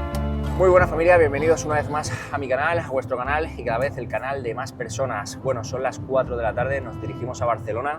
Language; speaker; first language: Spanish; native; Spanish